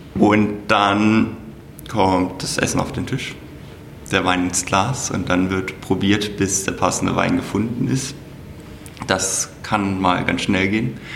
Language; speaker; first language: German; native; German